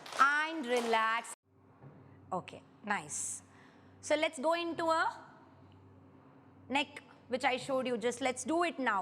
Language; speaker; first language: English; non-native, local second language; Kannada